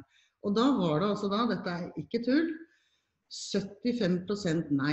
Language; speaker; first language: Norwegian; native; Norwegian